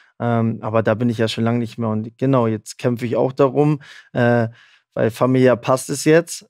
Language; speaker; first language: German; native; German